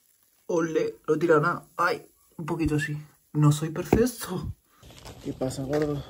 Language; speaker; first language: Spanish; native; Spanish